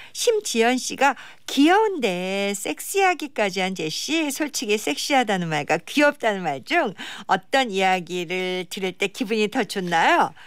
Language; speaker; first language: Korean; native; Korean